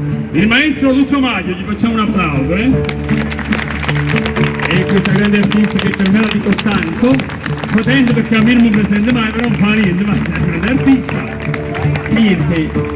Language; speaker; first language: Italian; native; Italian